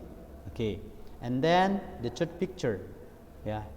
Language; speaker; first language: English; non-native, learner; Indonesian